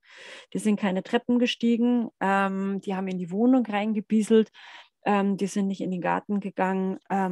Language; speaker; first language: German; native; German